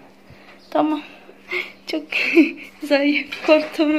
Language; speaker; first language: Turkish; non-native, learner; Indonesian